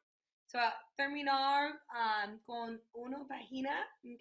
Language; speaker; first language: Spanish; non-native, learner; English